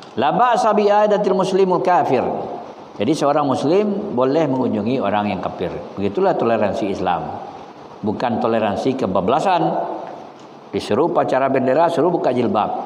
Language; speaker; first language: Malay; non-native, local second language; Minangkabau